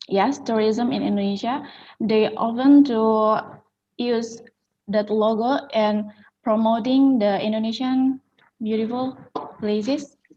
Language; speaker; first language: English; non-native, learner; Indonesian